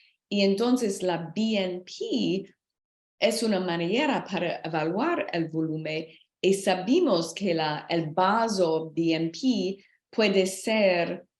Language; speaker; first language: Spanish; non-native, learner; English